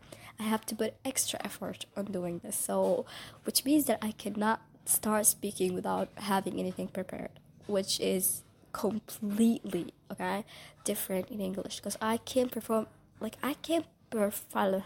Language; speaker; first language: English; non-native, fluent; Somali